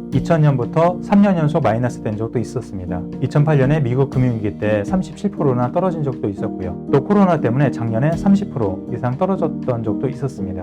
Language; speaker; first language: Korean; native; Korean